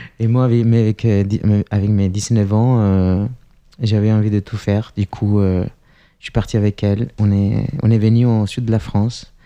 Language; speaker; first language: French; non-native, fluent; Spanish